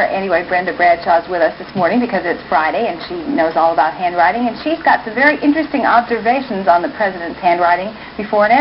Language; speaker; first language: English; native; English